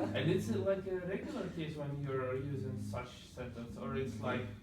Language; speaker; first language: English; non-native, learner; Russian